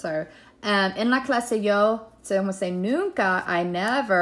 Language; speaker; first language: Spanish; non-native, fluent; English